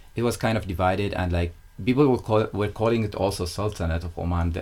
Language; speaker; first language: English; non-native, fluent; Arabic